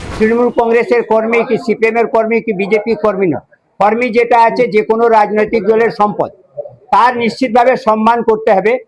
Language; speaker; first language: Bangla; non-native, local second language; Hindi